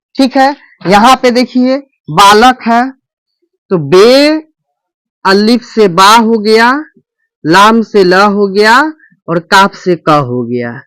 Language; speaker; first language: Hindi; native; Hindi